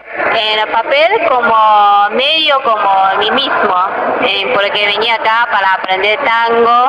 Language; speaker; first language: Spanish; non-native, learner; Chinese